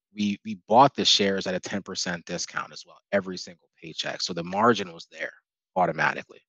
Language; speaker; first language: English; native; English